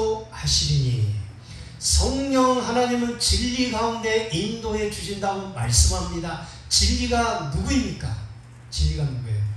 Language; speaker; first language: Korean; native; Korean